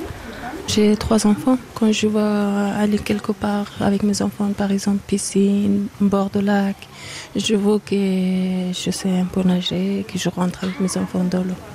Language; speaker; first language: French; non-native, learner; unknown